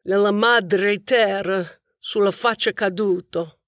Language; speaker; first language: Italian; non-native, learner; English